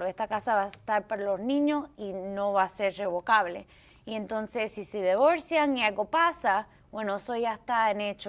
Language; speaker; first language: Spanish; early bilingual, heritage; English